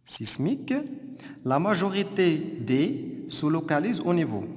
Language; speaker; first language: French; non-native, local second language; Arabic